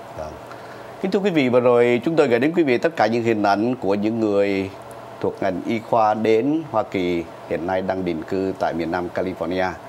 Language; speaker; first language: Vietnamese; native; Vietnamese